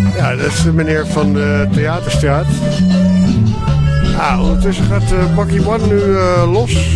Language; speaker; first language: Dutch; native; Dutch